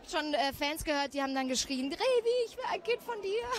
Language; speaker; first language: German; native; German